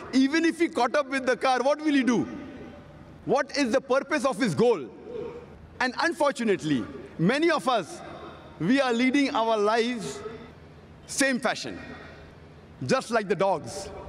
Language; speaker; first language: English; non-native, local second language; Konkani